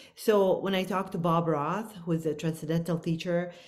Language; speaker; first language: English; non-native, fluent; Bosnian